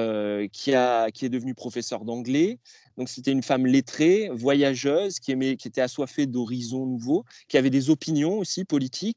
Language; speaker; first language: French; native; French